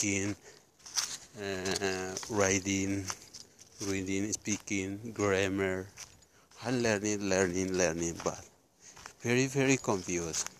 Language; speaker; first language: English; non-native, learner; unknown